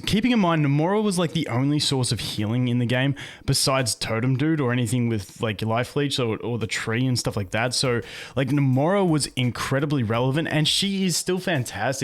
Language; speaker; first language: English; native; English